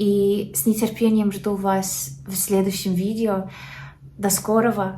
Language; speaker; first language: Russian; non-native, learner; English